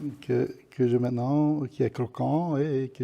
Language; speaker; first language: French; non-native, fluent; Dutch